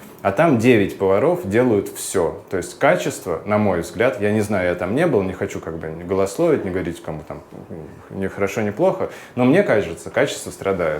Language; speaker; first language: Russian; native; Russian